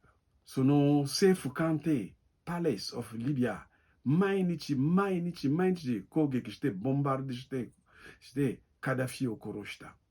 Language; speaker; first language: Japanese; non-native, learner; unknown